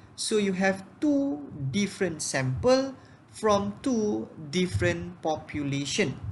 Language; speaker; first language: English; non-native, local second language; Malay